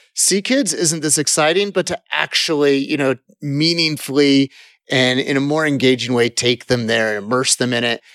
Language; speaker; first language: English; native; English